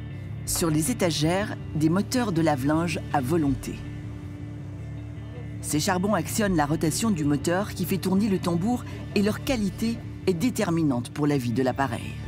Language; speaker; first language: French; native; French